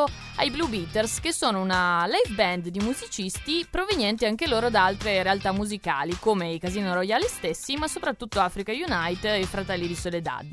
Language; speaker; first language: Italian; native; Italian